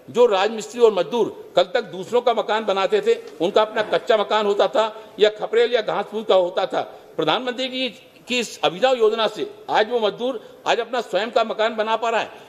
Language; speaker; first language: Hindi; native; Hindi